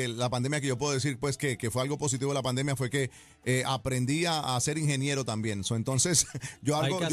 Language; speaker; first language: Spanish; early bilingual, heritage; Spanish